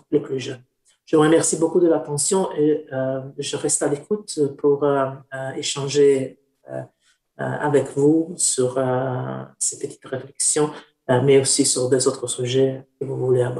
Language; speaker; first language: French; non-native, fluent; Italian